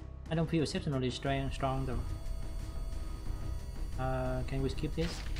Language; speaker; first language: English; non-native, fluent; Vietnamese